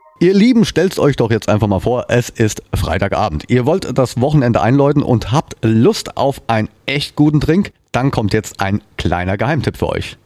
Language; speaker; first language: German; native; German